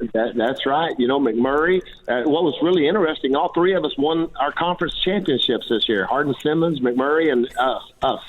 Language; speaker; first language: English; native; English